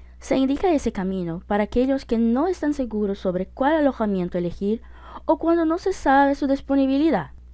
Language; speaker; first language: Spanish; non-native, fluent; Portuguese